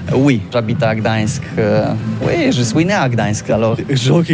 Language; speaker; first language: French; non-native, learner; Polish